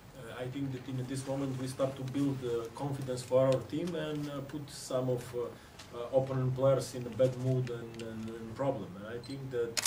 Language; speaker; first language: English; non-native, fluent; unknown